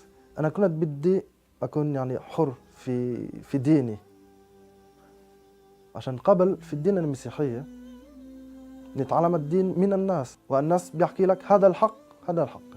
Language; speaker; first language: Arabic; non-native, fluent; French